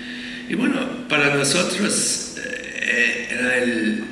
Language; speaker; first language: Spanish; non-native, fluent; English